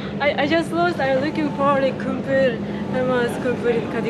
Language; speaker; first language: English; non-native, learner; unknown